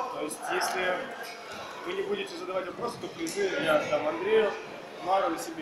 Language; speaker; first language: Russian; native; Russian